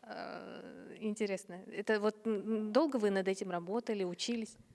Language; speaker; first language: Russian; native; Russian